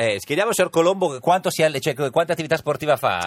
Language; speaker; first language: Italian; native; Italian